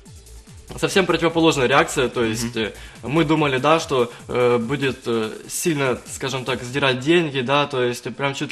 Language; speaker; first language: Russian; native; Russian